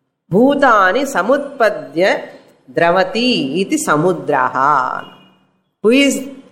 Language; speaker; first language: English; non-native, local second language; Tamil